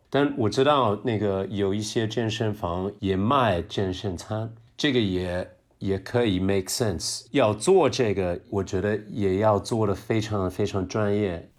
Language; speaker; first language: Chinese; non-native, fluent; English